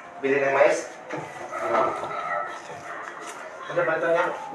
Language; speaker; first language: Filipino; non-native, local second language; Hiligaynon